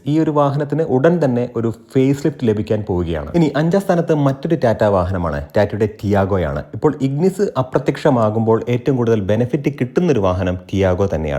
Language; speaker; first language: Malayalam; native; Malayalam